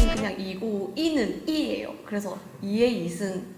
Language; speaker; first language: Korean; native; Korean